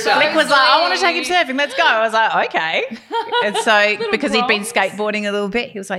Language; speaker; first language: English; native; English